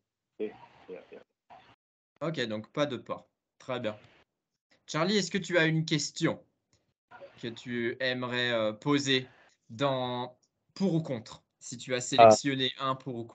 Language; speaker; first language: French; non-native, fluent; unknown